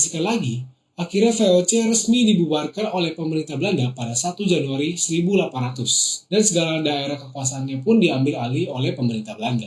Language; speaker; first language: Indonesian; native; Indonesian